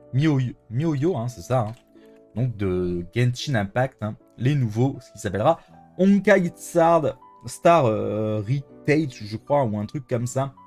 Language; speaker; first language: French; native; French